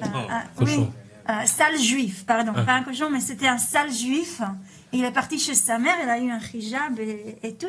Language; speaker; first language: French; early bilingual, heritage; Hebrew